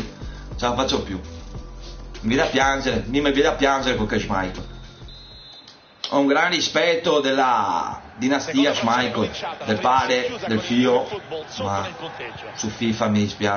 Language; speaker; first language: Italian; native; Italian